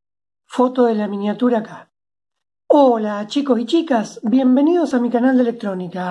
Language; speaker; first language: Spanish; native; Spanish